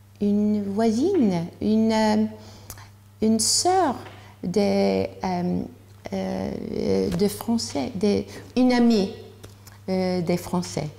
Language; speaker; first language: French; non-native, learner; English